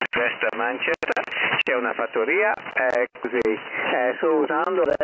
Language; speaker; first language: Italian; non-native, learner; English